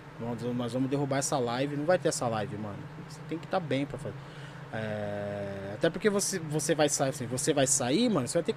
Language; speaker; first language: Portuguese; native; Portuguese